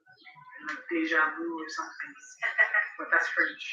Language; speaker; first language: English; non-native, learner; Spanish